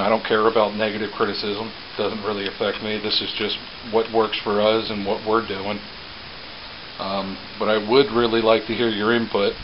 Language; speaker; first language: English; native; English